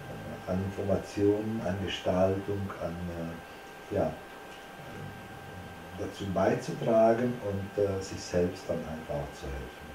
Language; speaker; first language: German; non-native, fluent; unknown